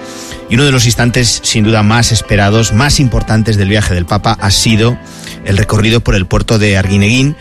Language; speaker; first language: Spanish; native; Spanish